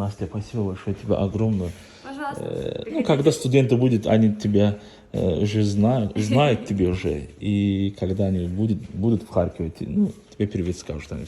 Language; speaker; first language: Russian; non-native, learner; Turkish